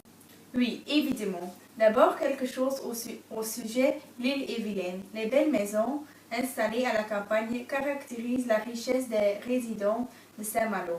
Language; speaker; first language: French; non-native, learner; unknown